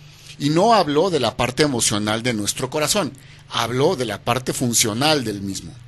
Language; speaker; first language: Spanish; native; Spanish